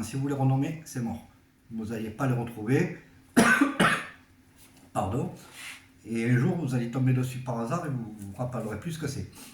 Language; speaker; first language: French; native; French